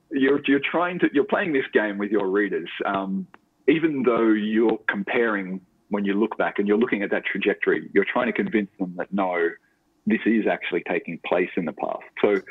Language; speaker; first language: English; native; English